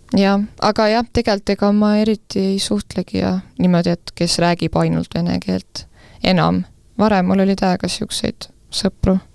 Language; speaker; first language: Estonian; non-native, local second language; Russian